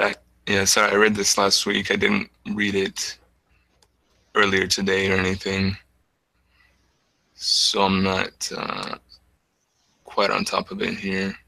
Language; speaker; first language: English; native; English